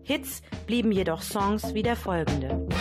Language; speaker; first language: German; native; German